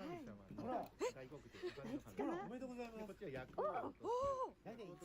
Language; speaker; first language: Japanese; native; Japanese